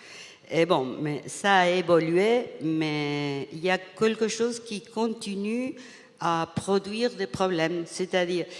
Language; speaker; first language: French; non-native, fluent; Spanish